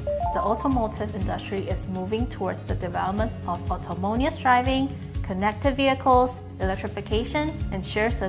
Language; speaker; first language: English; non-native, fluent; Chinese